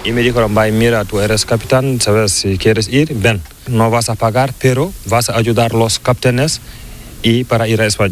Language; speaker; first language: Spanish; non-native, learner; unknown